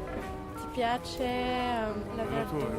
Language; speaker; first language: Italian; non-native, learner; French